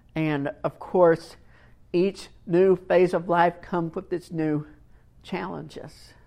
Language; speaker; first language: English; native; English